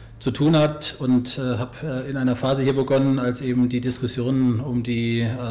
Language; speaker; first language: German; native; German